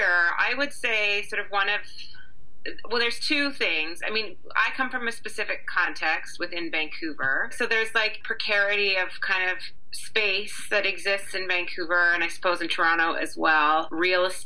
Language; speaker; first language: English; native; English